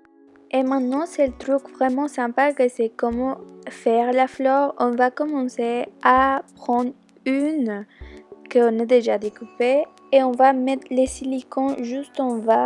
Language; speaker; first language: French; non-native, learner; Spanish